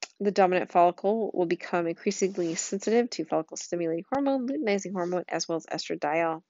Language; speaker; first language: English; native; English